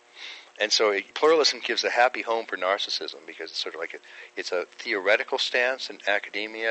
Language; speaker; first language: English; native; English